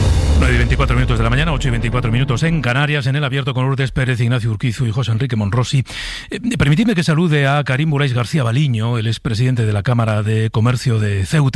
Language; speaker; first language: Spanish; native; Spanish